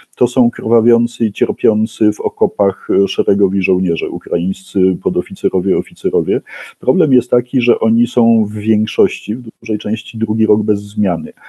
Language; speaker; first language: Polish; native; Polish